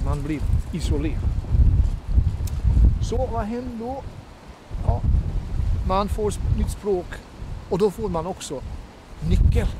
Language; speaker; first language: Swedish; non-native, fluent; Bosnian